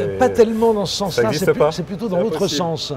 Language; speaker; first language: French; native; French